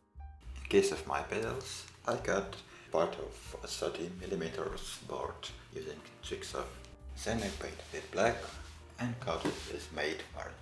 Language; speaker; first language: English; non-native, fluent; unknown